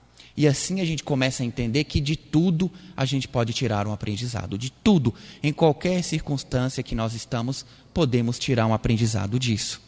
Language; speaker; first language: Portuguese; native; Portuguese